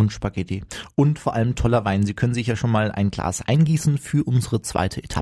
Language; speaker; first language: German; native; German